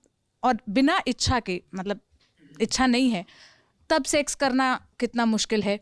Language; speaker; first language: Hindi; native; Hindi